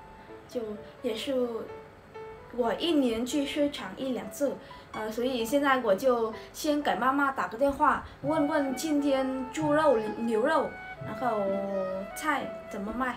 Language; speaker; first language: Chinese; non-native, fluent; Vietnamese